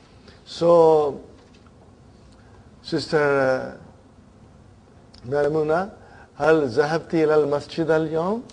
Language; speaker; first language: Arabic; non-native, fluent; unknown